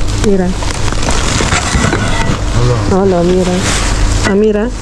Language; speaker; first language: Spanish; non-native, learner; Filipino